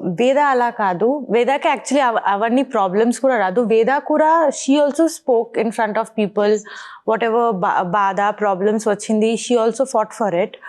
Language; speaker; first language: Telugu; non-native, learner; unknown